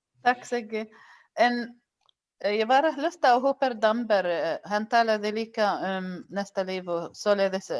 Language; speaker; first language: Icelandic; non-native, learner; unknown